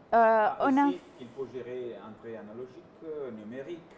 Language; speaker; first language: French; non-native, fluent; Italian